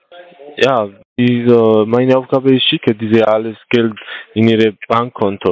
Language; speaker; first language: German; non-native, learner; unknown